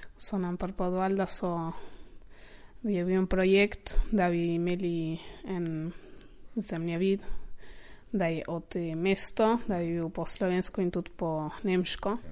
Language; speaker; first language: Slovenian; early bilingual, heritage; Slovenian